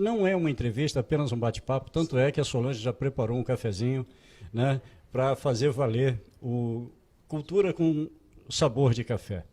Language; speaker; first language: Portuguese; native; Portuguese